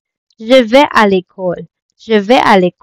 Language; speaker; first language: French; non-native, local second language; Filipino